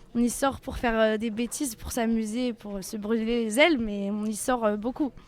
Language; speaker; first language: French; native; French